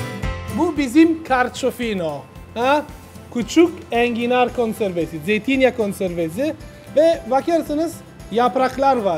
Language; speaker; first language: Turkish; non-native, learner; Italian